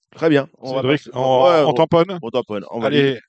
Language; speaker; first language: French; native; French